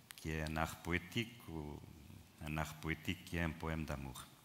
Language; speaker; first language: French; non-native, fluent; Portuguese